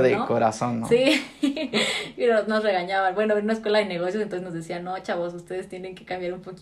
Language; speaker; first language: Spanish; native; Spanish